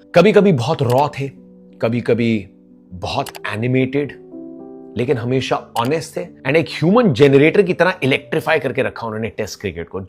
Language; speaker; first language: Hindi; native; Hindi